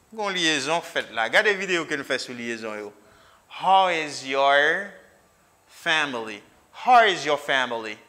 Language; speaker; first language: English; non-native, fluent; Haitian Creole